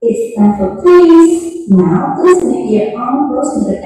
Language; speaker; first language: English; non-native, learner; Indonesian